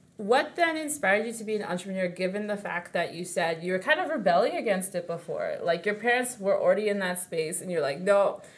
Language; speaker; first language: English; early bilingual, other home language; Yoruba